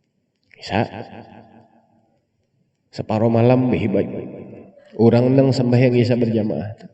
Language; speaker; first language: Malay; non-native, local second language; Banjar